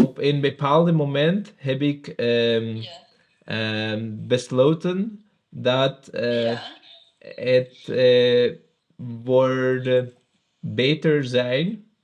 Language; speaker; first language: Dutch; non-native, learner; Spanish